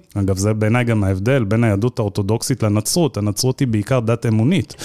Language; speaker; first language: Hebrew; early bilingual, other home language; Arabic